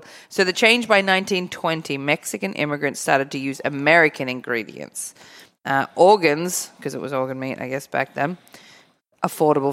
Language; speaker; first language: English; native; English